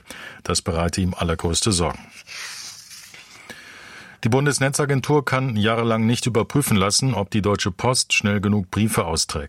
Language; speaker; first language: German; native; German